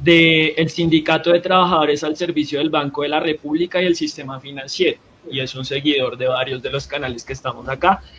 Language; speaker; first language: Spanish; native; Spanish